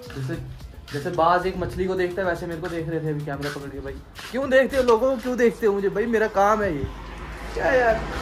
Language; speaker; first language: Hindi; native; Hindi